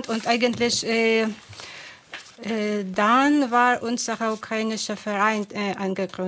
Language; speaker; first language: German; non-native, fluent; Ukrainian